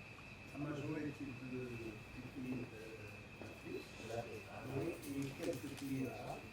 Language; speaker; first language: French; non-native, local second language; Arabic